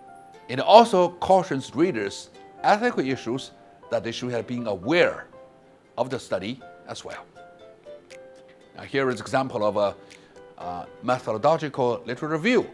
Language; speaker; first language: English; non-native, fluent; Chinese